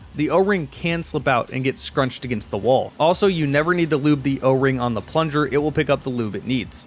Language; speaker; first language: English; native; English